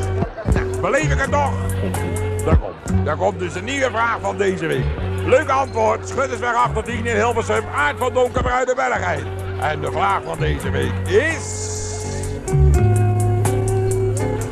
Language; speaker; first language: Dutch; native; Dutch